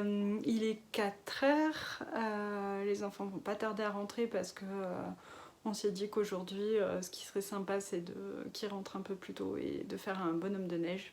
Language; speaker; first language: French; native; French